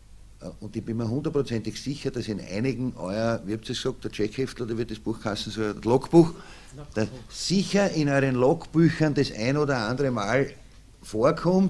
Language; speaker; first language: German; native; German